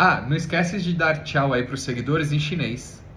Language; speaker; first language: Portuguese; native; Portuguese